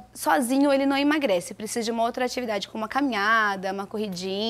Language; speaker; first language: Portuguese; native; Portuguese